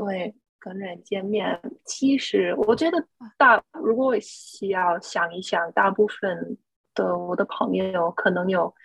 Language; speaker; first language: Chinese; non-native, fluent; English